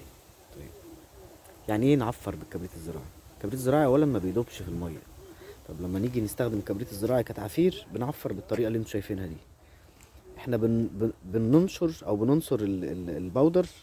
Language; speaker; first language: Arabic; native; Arabic